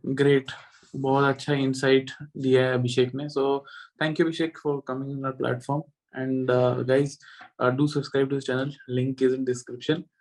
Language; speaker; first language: Hindi; non-native, local second language; Punjabi